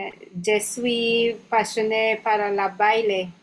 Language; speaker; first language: French; non-native, learner; English